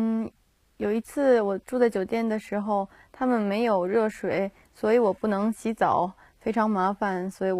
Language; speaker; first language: Chinese; non-native, learner; Japanese